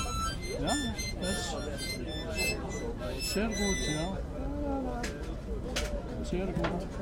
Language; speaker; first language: German; non-native, learner; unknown